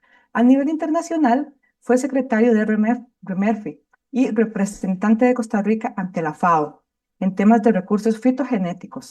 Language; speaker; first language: Spanish; native; Spanish